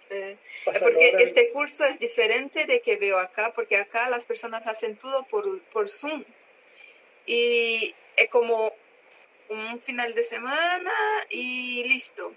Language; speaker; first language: Spanish; non-native, learner; Portuguese